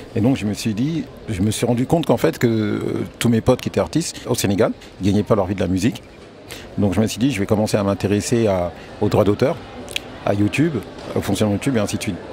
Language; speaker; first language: French; early bilingual, other home language; Wolof